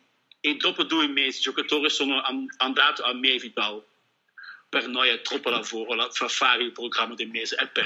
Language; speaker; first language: Italian; non-native, learner; Dutch